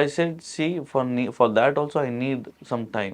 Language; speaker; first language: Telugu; non-native, local second language; Urdu